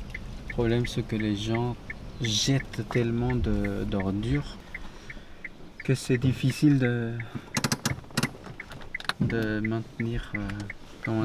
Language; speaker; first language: French; non-native, fluent; Spanish